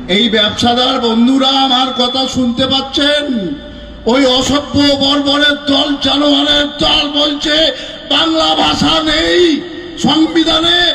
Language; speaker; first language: Bangla; non-native, local second language; Santali